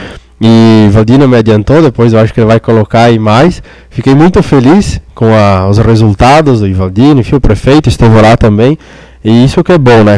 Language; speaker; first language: Portuguese; native; Portuguese